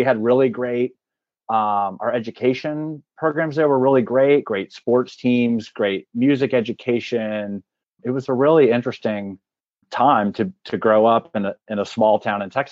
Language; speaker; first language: English; native; English